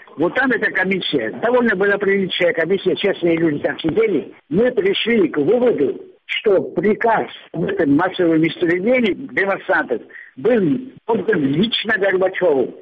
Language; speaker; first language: Russian; non-native, local second language; Georgian